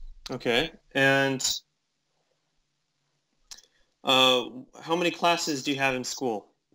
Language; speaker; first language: English; native; English